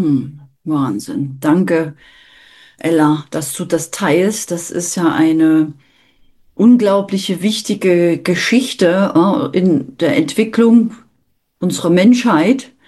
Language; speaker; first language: German; native; German